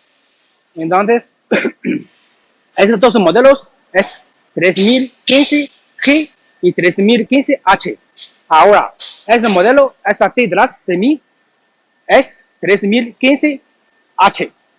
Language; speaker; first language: Spanish; non-native, learner; Chinese